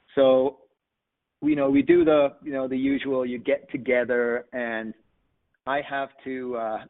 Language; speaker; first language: English; native; English